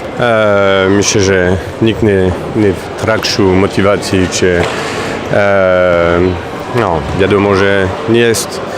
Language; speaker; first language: Polish; non-native, learner; French